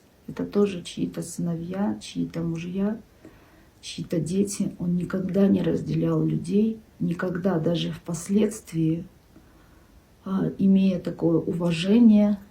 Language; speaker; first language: Russian; non-native, local second language; Kyrgyz